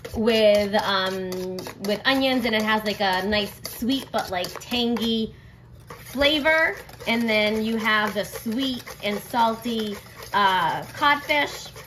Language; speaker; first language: English; early bilingual, other home language; Portuguese